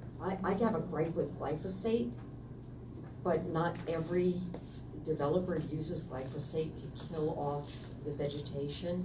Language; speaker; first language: English; native; English